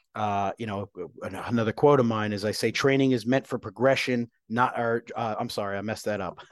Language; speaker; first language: English; native; English